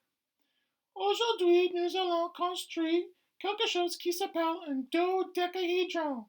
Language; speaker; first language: French; non-native, fluent; English